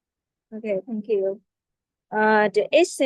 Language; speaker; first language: English; non-native, learner; Vietnamese